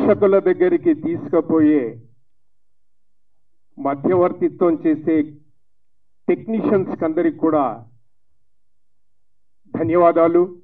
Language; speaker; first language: Telugu; native; Telugu